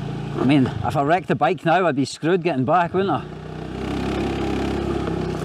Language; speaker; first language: English; native; English